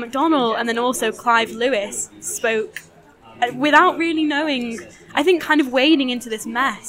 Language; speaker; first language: English; native; English